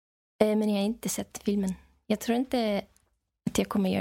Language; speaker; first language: Swedish; non-native, fluent; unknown